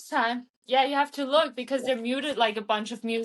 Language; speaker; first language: English; early bilingual, heritage; English